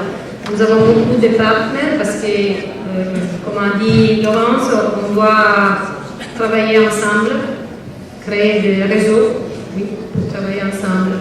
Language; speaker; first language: French; non-native, learner; Italian